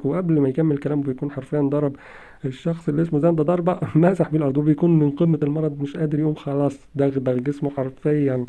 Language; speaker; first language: Arabic; native; Arabic